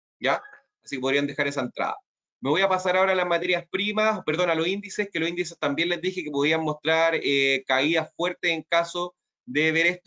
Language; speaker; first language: Spanish; native; Spanish